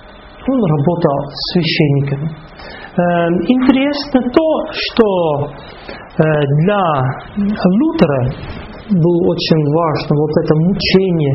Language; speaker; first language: Russian; non-native, fluent; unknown